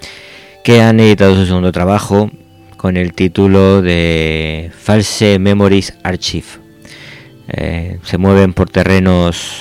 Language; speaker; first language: Spanish; native; Spanish